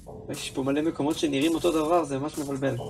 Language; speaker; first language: Hebrew; native; Hebrew